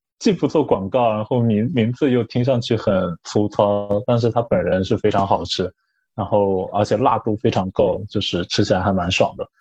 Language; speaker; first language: Chinese; native; Chinese